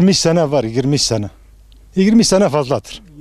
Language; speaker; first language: Turkish; non-native, local second language; Kurdish